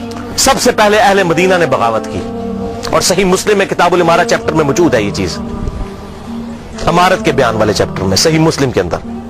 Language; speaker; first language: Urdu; non-native, local second language; Punjabi